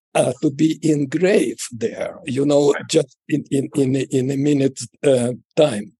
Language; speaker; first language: English; non-native, fluent; Russian